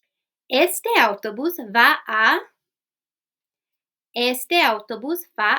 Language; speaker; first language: Spanish; non-native, fluent; English